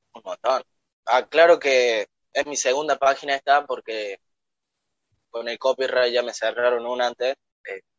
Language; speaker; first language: Spanish; native; Spanish